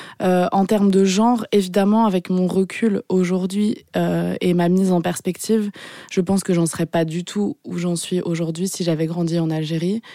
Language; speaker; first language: French; early bilingual, other home language; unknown